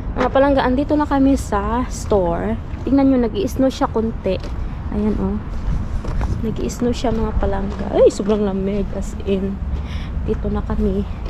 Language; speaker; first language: Filipino; non-native, local second language; Cebuano